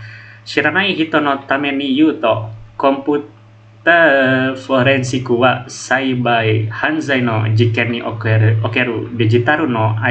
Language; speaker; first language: Japanese; non-native, learner; Indonesian